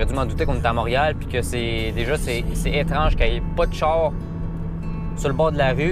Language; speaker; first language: French; native; French